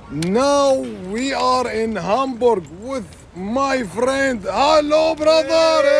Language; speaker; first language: English; non-native, learner; Arabic